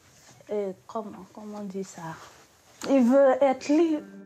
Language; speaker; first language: French; non-native, local second language; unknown